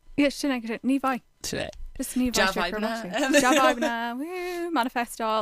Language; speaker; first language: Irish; non-native, local second language; English